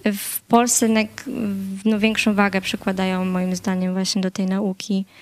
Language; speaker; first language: Polish; native; Polish